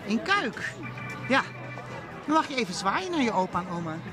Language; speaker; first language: Dutch; native; Dutch